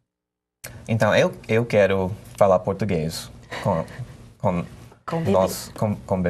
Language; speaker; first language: Portuguese; non-native, learner; English